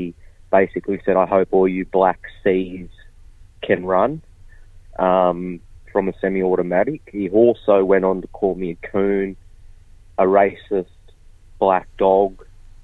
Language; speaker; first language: English; native; English